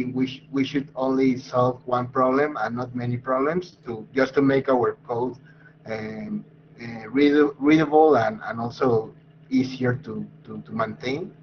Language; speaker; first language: English; non-native, fluent; Spanish